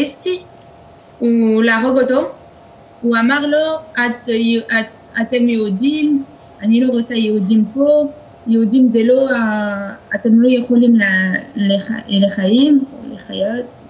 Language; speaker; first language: Hebrew; non-native, learner; French